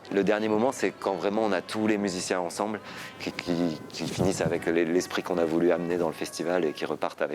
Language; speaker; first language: French; native; French